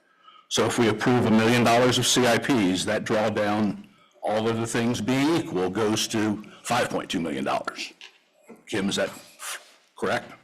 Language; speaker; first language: English; native; English